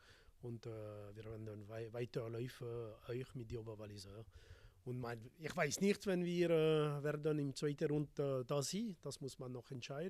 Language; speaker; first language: German; non-native, local second language; French